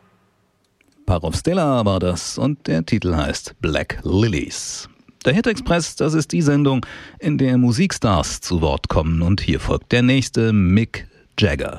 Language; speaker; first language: German; native; German